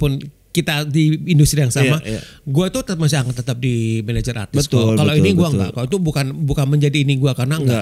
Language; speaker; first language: Indonesian; native; Indonesian